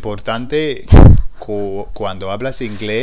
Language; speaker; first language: Spanish; non-native, fluent; English